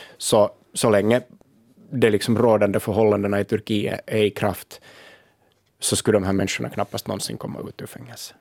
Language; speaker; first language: Swedish; native; Swedish